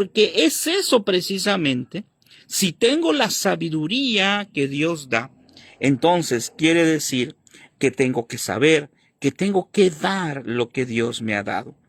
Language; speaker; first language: Spanish; native; Spanish